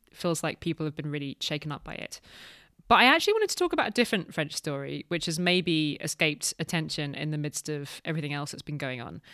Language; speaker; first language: English; native; English